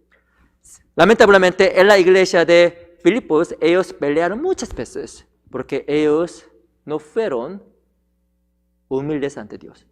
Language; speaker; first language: Spanish; non-native, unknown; Korean